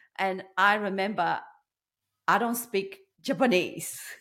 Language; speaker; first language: English; non-native, learner; Chinese